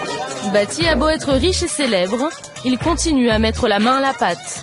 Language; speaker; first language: French; native; French